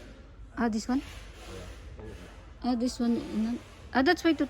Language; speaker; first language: English; non-native, learner; Filipino